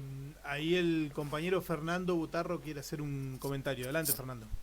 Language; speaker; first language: Spanish; native; Spanish